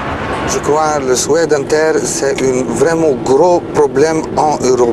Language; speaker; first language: French; non-native, learner; Turkish